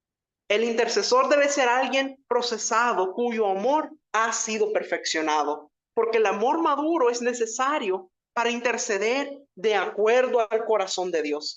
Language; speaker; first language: Spanish; native; Spanish